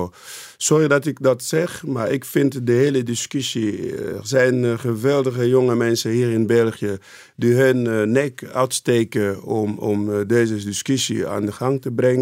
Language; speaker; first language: Dutch; non-native, fluent; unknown